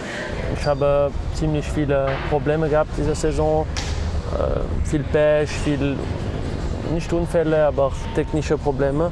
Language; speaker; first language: German; non-native, local second language; French